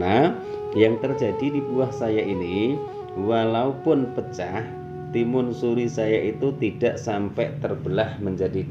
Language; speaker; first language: Indonesian; native; Indonesian